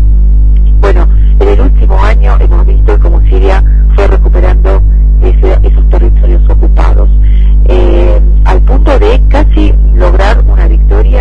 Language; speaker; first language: Spanish; early bilingual, other home language; Arabic